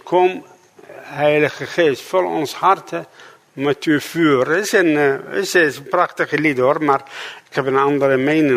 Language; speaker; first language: Dutch; non-native, fluent; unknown